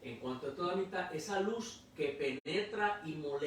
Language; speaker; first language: Spanish; native; Spanish